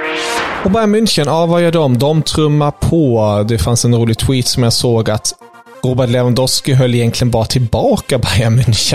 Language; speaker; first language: Swedish; native; Swedish